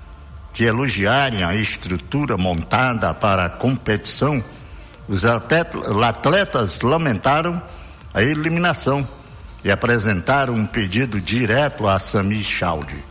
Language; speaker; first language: Portuguese; native; Portuguese